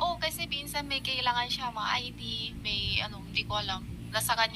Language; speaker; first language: Filipino; non-native, learner; Chinese